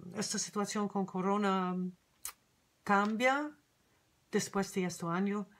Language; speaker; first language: Spanish; non-native, learner; English